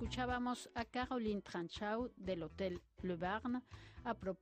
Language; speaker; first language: Spanish; native; Spanish